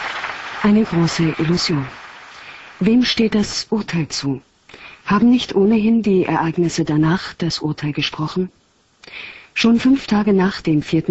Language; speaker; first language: German; native; German